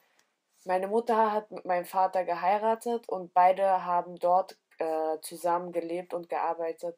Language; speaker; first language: German; early bilingual, other home language; Turkish